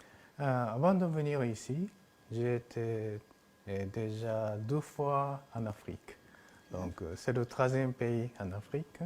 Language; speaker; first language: French; non-native, fluent; Japanese